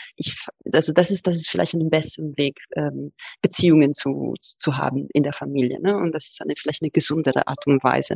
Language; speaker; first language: German; non-native, fluent; Italian